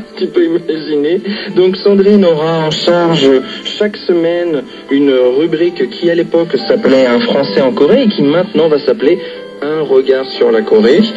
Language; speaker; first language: French; native; French